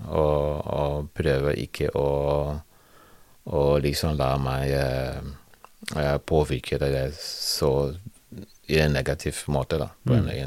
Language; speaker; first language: Norwegian; non-native, fluent; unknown